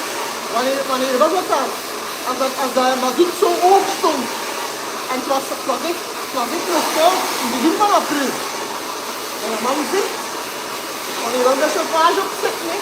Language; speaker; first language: Dutch; native; Dutch